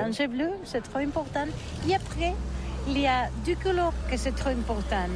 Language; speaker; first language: French; non-native, learner; Catalan